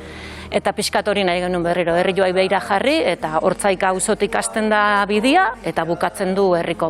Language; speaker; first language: Basque; native; Basque